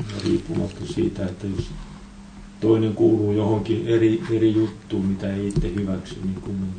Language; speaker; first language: Finnish; native; Finnish